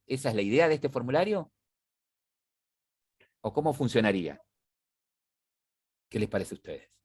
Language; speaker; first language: Spanish; native; Spanish